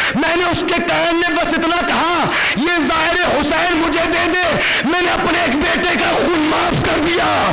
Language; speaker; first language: Urdu; native; Urdu